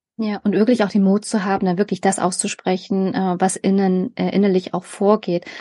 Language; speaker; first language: German; early bilingual, other home language; Vietnamese